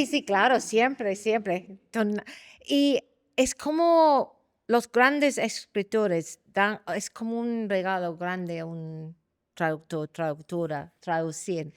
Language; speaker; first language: Spanish; non-native, fluent; English